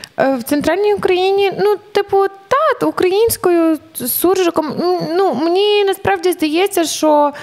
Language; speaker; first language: Ukrainian; native; Ukrainian